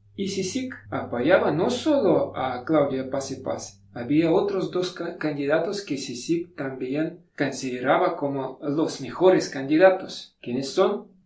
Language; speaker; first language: Spanish; non-native, fluent; Russian